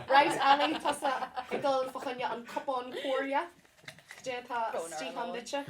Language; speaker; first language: Irish; non-native, local second language; English